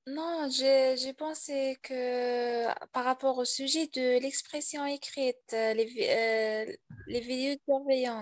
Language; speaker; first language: French; non-native, learner; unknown